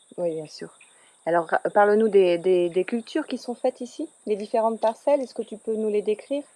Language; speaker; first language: French; native; French